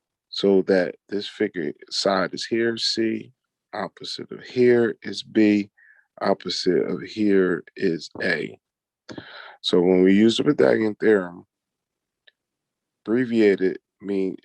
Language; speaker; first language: English; native; English